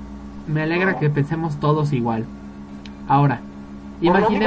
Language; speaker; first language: Spanish; native; Spanish